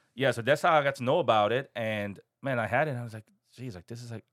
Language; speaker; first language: English; non-native, fluent; Korean